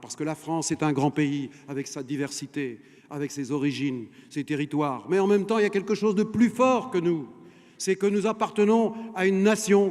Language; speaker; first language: French; native; French